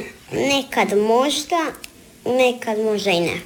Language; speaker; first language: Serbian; early bilingual, other home language; Spanish